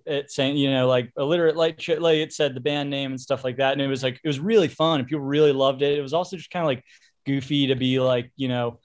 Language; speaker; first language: English; native; English